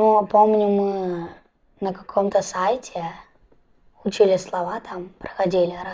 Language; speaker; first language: Russian; early bilingual, heritage; Russian